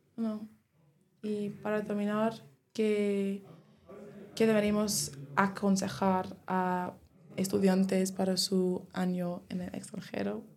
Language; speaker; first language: Spanish; non-native, learner; English